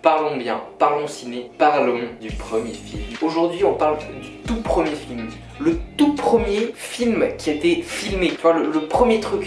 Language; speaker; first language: French; native; French